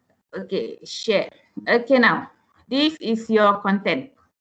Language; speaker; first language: English; non-native, local second language; Malay